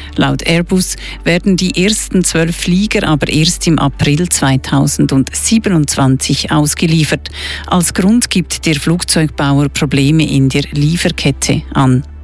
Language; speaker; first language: German; native; German